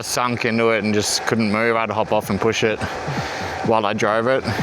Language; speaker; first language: English; native; English